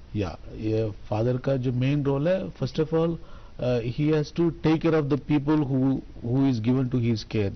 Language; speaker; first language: Hindi; non-native, local second language; Tamil